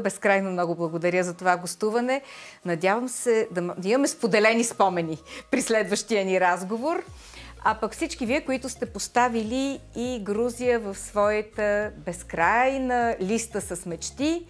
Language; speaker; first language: Bulgarian; native; Bulgarian